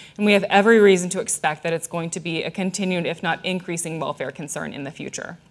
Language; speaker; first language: English; native; English